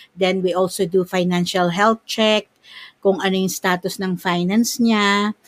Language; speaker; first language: English; non-native, local second language; Filipino